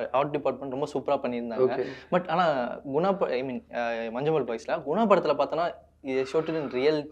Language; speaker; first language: Tamil; native; Tamil